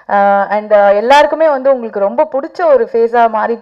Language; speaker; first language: Tamil; native; Tamil